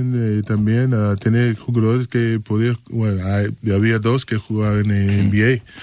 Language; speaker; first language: Spanish; non-native, learner; English